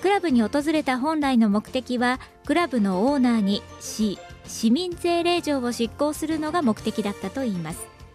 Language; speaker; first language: Japanese; native; Japanese